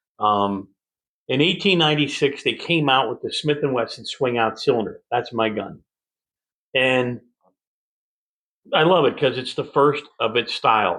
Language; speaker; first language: English; native; English